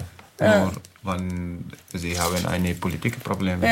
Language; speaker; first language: German; non-native, learner; Arabic